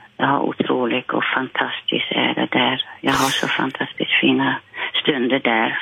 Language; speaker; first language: Swedish; non-native, fluent; Dutch